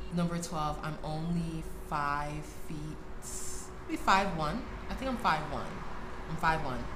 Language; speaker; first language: English; native; English